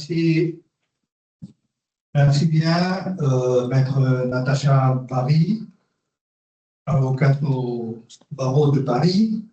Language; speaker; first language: French; non-native, fluent; Spanish